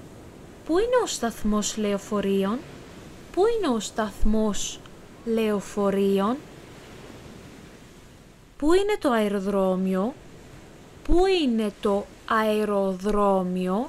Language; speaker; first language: Greek; non-native, fluent; Turkish